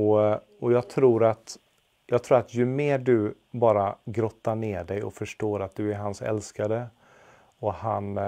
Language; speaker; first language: Swedish; native; Swedish